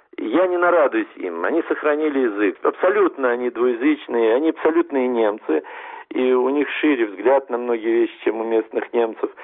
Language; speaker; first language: Russian; non-native, local second language; German